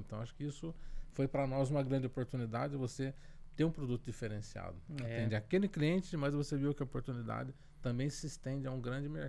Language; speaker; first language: Portuguese; native; Portuguese